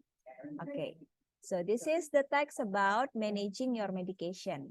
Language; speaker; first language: English; non-native, fluent; Indonesian